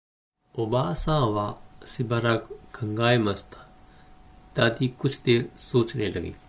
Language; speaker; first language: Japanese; non-native, fluent; Hindi